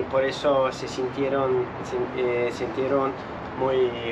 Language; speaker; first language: Spanish; non-native, fluent; Turkish